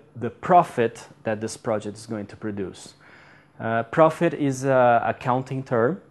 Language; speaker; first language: English; non-native, fluent; Portuguese